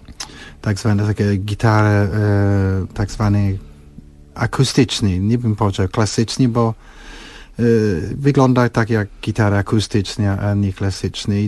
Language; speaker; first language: Polish; non-native, fluent; English